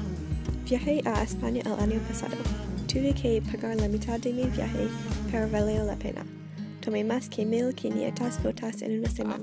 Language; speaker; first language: Spanish; non-native, learner; English